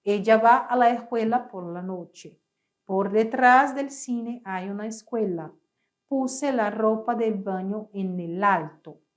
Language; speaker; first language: Spanish; non-native, fluent; Portuguese